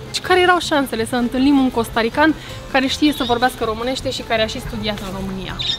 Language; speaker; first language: Romanian; native; Romanian